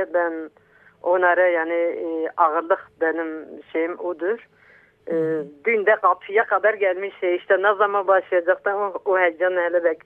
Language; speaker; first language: Turkish; non-native, local second language; Kurdish